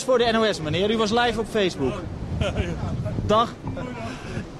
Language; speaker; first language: Dutch; native; Dutch